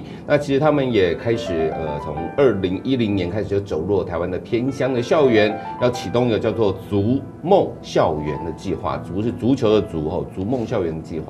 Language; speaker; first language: Chinese; native; Chinese